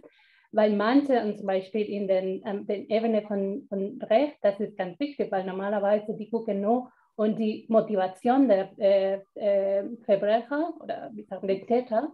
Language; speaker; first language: German; non-native, fluent; Spanish